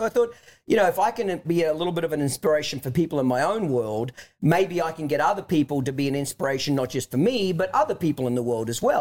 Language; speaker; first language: English; native; English